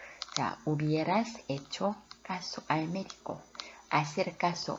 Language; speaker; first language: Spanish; non-native, fluent; Korean